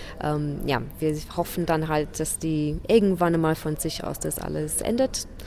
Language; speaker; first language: German; non-native, fluent; English